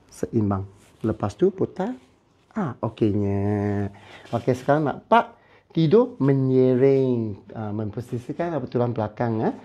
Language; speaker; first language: Malay; non-native, local second language; Chinese